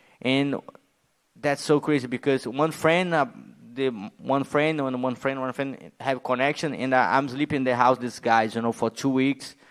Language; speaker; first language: English; non-native, learner; Portuguese